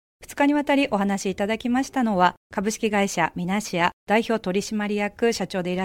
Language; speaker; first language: Japanese; native; Japanese